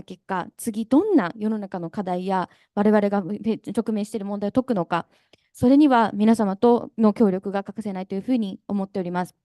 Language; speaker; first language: Japanese; native; Japanese